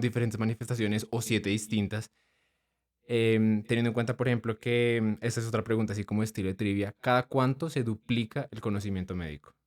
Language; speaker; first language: Spanish; native; Spanish